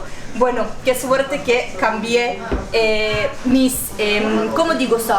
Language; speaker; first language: Spanish; non-native, fluent; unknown